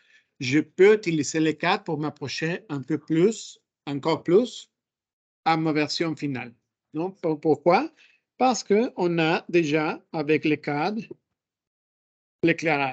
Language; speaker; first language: French; non-native, fluent; Spanish